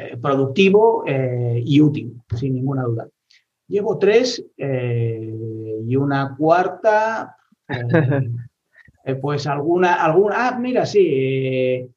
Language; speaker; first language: Spanish; native; Spanish